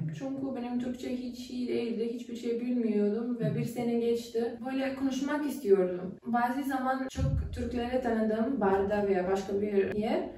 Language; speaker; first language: Turkish; non-native, learner; Macedonian